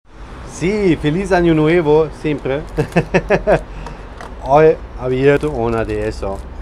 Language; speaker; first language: Spanish; non-native, learner; English